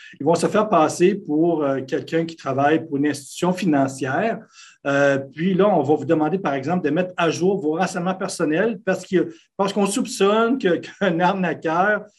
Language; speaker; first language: French; native; French